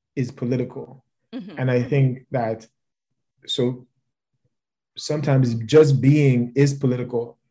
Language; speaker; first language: English; non-native, local second language; Yoruba